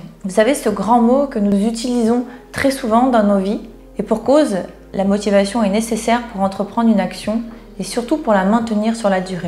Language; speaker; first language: French; native; French